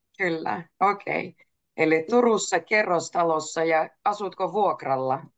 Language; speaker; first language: Finnish; native; Finnish